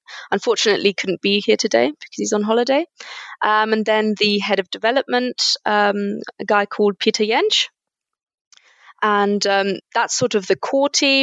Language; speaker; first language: English; native; English